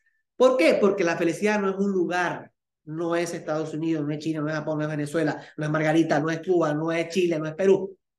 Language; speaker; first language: Spanish; native; Spanish